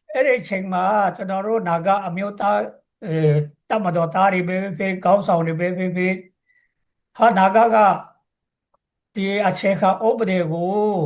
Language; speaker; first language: Burmese; non-native, local second language; Tangkhul Naga (India)